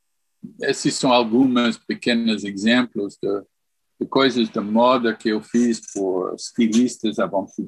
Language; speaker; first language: Portuguese; non-native, fluent; English